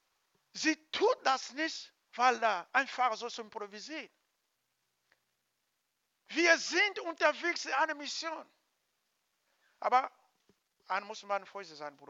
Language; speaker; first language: German; non-native, learner; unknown